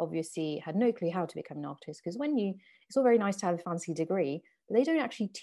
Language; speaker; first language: English; non-native, fluent; French